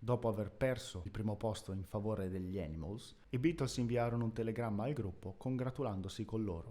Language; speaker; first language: Italian; native; Italian